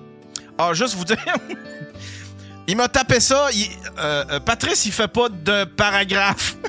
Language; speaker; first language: French; native; French